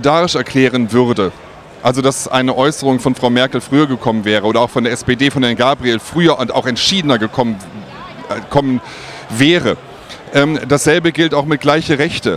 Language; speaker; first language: German; native; German